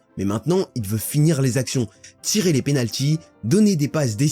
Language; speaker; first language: French; native; French